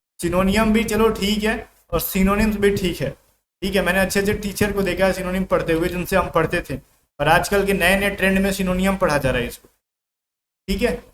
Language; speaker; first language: Hindi; native; Hindi